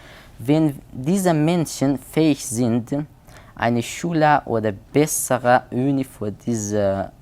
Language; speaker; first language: German; non-native, learner; Persian